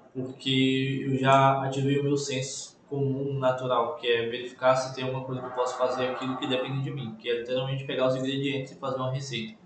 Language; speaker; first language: Portuguese; native; Portuguese